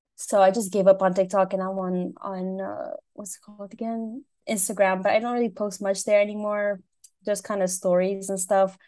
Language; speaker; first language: English; native; English